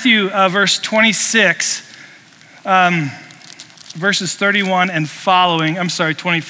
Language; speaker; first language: English; native; English